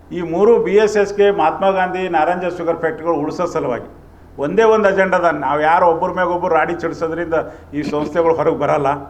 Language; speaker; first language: Kannada; native; Kannada